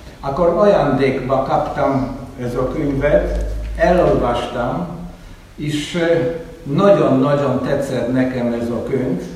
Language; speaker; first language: Hungarian; non-native, fluent; Polish